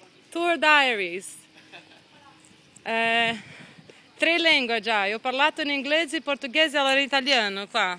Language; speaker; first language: Italian; non-native, learner; Portuguese